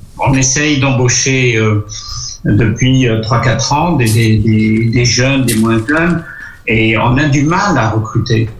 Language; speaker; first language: French; non-native, local second language; Arabic